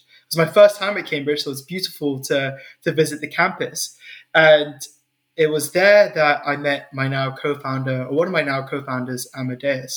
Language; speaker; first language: English; non-native, local second language; Cantonese